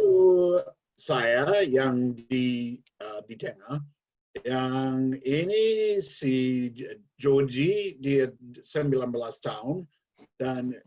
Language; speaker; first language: Indonesian; non-native, learner; English